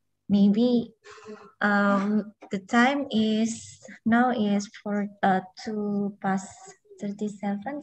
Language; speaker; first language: English; non-native, fluent; Indonesian